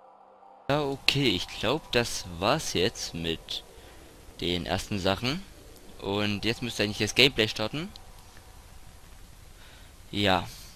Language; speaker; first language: German; native; German